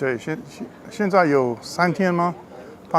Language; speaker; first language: Chinese; non-native, learner; English